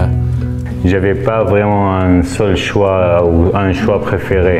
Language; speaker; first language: French; non-native, fluent; Arabic